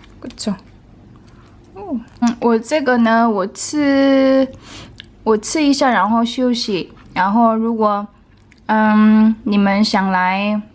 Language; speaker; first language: Chinese; non-native, fluent; Korean